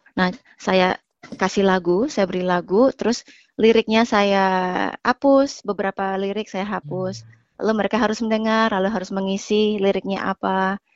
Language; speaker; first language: Indonesian; native; Indonesian